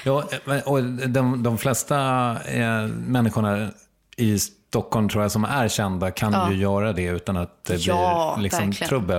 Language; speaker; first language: Swedish; native; Swedish